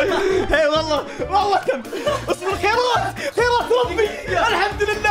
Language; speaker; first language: Arabic; native; Arabic